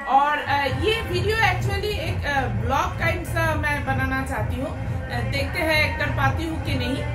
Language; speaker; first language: Hindi; non-native, local second language; Bangla